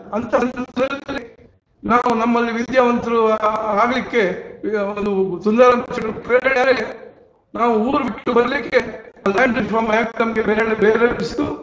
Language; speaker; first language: Kannada; non-native, local second language; Tulu